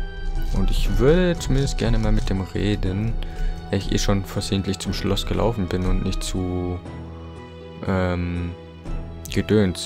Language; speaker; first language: German; native; German